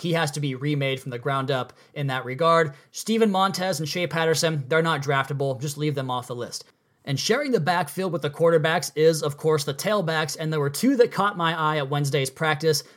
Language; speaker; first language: English; native; English